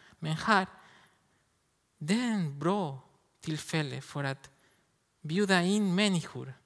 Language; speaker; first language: Swedish; non-native, learner; Spanish